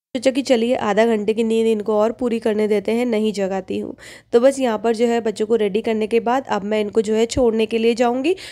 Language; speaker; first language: Hindi; native; Hindi